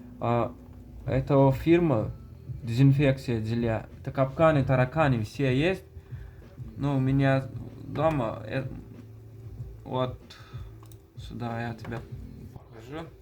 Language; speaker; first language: Russian; non-native, learner; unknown